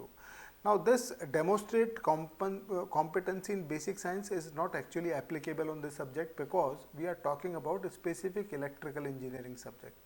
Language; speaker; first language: English; non-native, local second language; Hindi